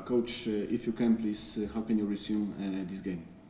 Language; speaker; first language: English; non-native, fluent; Polish